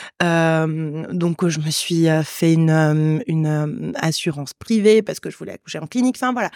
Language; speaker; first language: French; non-native, local second language; Arabic